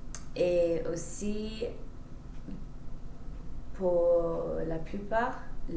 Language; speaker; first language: French; non-native, fluent; English